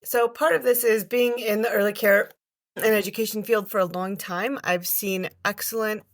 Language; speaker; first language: English; native; English